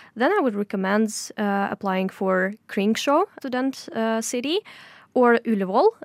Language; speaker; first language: English; non-native, fluent; Russian